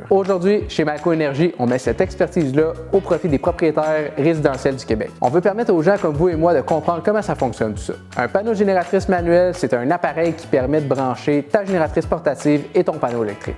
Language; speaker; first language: French; native; French